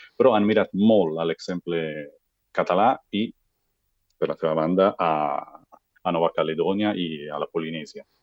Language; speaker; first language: Catalan; non-native, local second language; Italian